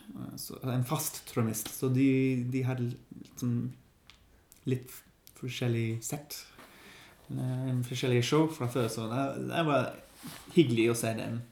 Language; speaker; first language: Norwegian; non-native, learner; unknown